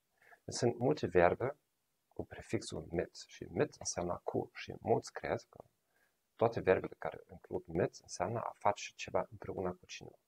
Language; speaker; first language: Romanian; non-native, fluent; German